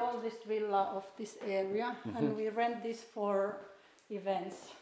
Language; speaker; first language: English; non-native, fluent; Finnish